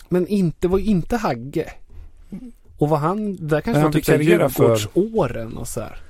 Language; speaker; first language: Swedish; native; Swedish